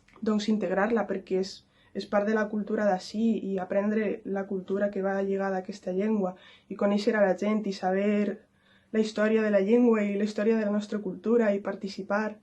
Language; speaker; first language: Catalan; non-native, local second language; Spanish